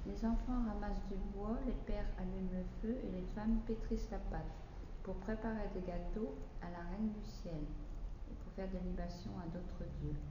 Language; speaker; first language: French; native; French